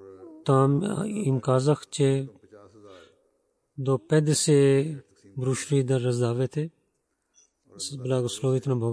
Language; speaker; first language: Bulgarian; non-native, learner; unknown